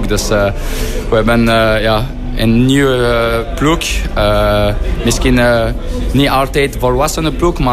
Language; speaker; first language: Dutch; non-native, fluent; French